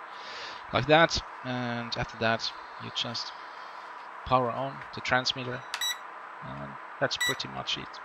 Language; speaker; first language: English; non-native, fluent; Finnish